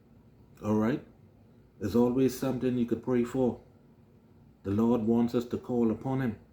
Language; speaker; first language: English; native; English